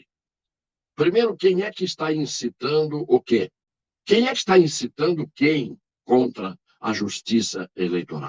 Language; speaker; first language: Portuguese; native; Portuguese